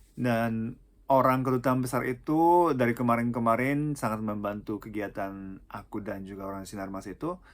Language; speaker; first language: Indonesian; non-native, fluent; Japanese